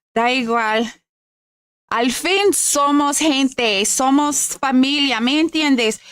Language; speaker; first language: Spanish; non-native, learner; English